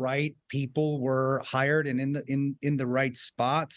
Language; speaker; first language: English; native; English